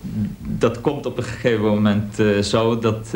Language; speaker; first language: Dutch; early bilingual, other home language; Greek